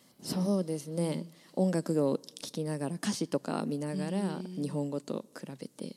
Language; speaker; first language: Japanese; native; Japanese